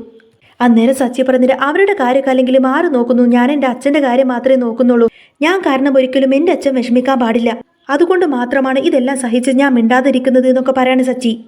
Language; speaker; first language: Malayalam; native; Malayalam